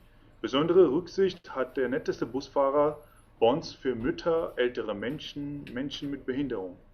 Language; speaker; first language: German; native; German